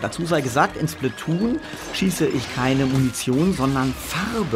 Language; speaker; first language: German; native; German